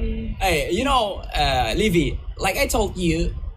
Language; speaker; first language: English; non-native, learner; Indonesian